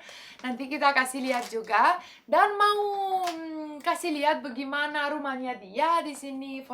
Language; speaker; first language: Indonesian; non-native, fluent; Romanian